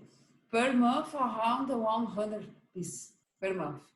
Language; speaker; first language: English; non-native, learner; Portuguese